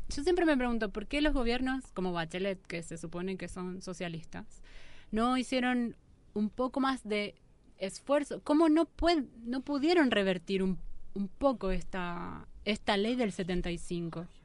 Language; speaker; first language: Spanish; native; Spanish